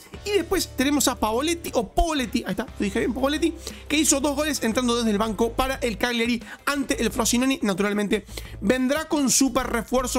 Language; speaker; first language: Spanish; native; Spanish